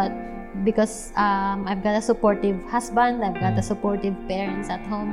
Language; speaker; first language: English; non-native, local second language; Filipino